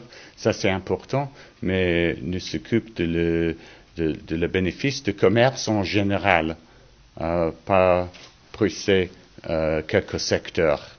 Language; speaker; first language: French; non-native, learner; English